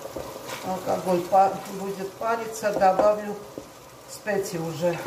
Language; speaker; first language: Russian; non-native, fluent; Armenian